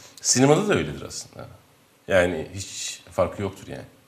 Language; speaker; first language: Turkish; non-native, local second language; Kurdish